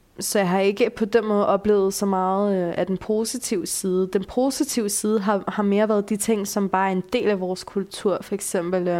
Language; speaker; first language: Danish; early bilingual, other home language; Bulgarian